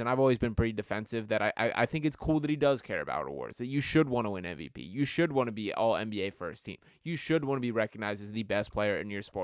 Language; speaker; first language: English; native; English